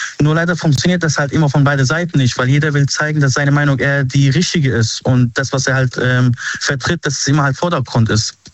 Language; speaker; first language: German; early bilingual, other home language; Arabic